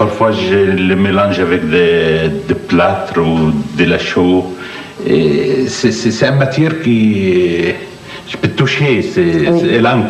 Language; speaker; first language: French; non-native, fluent; Arabic